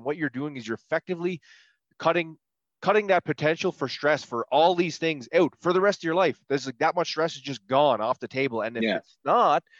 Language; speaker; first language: English; native; English